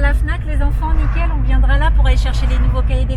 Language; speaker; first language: French; native; French